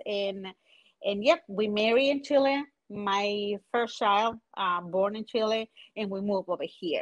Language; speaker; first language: English; non-native, fluent; Spanish